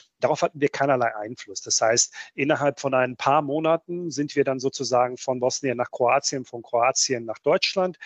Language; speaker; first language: German; early bilingual, other home language; Bosnian